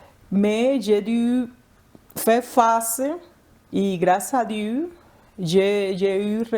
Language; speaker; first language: French; non-native, fluent; Spanish